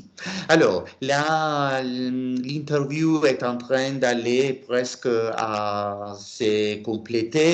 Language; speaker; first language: French; non-native, learner; Italian